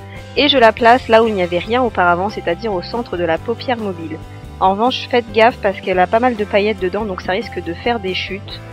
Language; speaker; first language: French; native; French